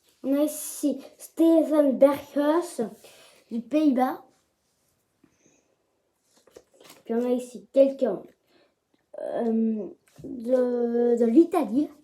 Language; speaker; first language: French; native; French